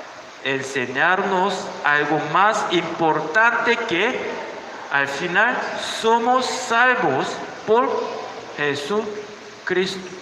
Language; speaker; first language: Spanish; non-native, learner; Korean